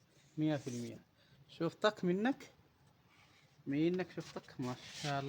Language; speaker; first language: Arabic; non-native, learner; Bangla